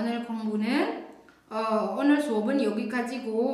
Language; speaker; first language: Korean; non-native, fluent; Indonesian